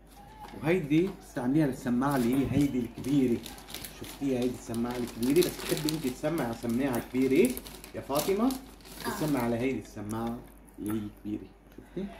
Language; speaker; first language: Arabic; native; Arabic